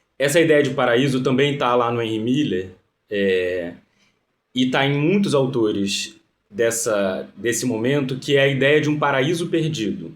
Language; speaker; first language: Portuguese; native; Portuguese